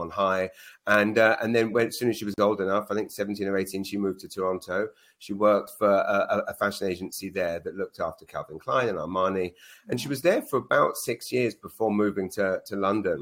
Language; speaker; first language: English; native; English